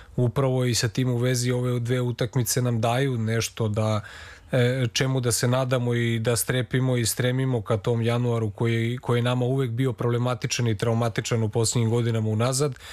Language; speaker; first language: Serbian; native; Serbian